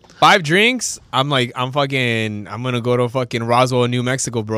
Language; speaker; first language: English; early bilingual, other home language; Spanish